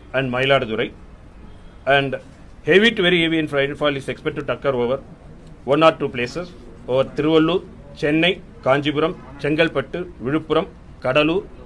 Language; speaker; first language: English; non-native, local second language; Tamil